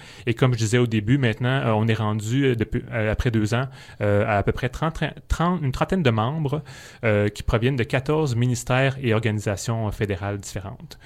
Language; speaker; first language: French; native; French